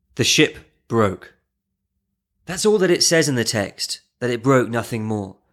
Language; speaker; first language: English; native; English